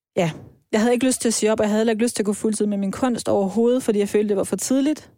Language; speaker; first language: Danish; early bilingual, other home language; Persian